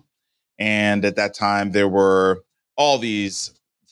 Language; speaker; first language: English; native; English